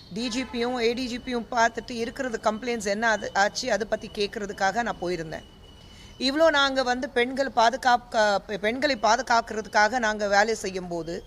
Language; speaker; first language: Tamil; non-native, fluent; Hindi